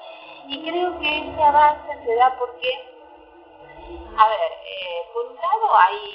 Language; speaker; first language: Spanish; native; Spanish